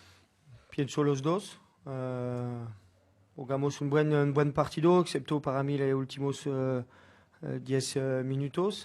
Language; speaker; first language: Spanish; non-native, fluent; French